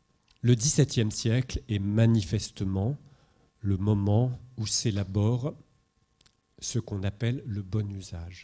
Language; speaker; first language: French; native; French